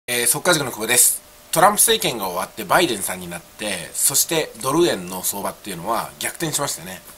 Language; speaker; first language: Japanese; native; Japanese